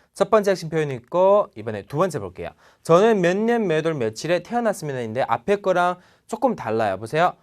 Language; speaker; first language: Korean; non-native, fluent; Chinese